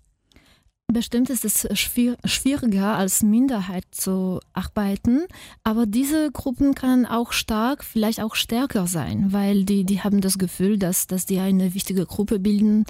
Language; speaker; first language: German; non-native, fluent; Polish